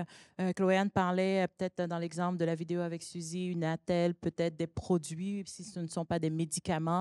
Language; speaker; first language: French; native; French